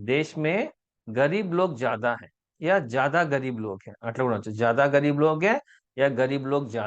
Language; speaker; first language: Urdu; non-native, local second language; Telugu